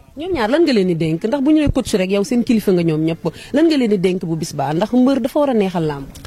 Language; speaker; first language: Wolof; native; Wolof